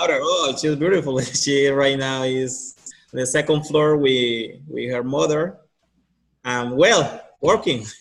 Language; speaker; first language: English; non-native, learner; Spanish